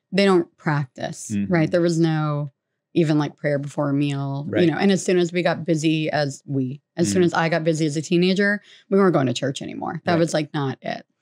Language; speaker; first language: English; native; English